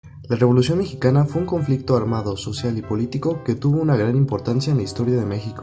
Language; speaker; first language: Spanish; native; Spanish